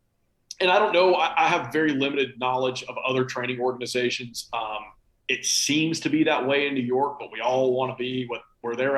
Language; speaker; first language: English; native; English